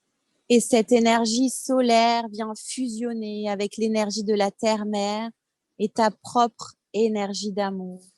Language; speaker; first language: French; native; French